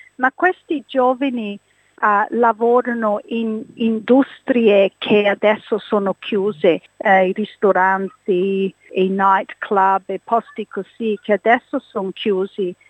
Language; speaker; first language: Italian; early bilingual, heritage; English